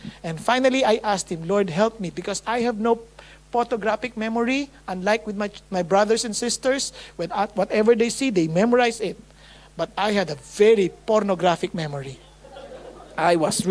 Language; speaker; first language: English; non-native, local second language; Filipino